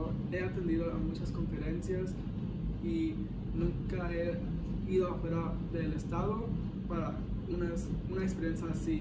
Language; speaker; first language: Spanish; early bilingual, heritage; Spanish